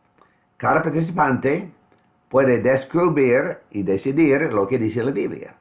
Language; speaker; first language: Spanish; non-native, fluent; English